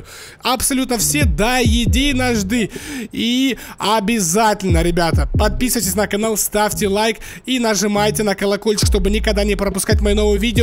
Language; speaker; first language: Russian; native; Russian